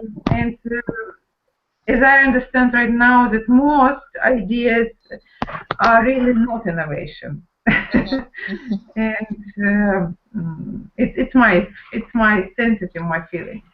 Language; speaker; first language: English; non-native, learner; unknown